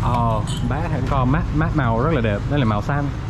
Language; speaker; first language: Vietnamese; non-native, learner; English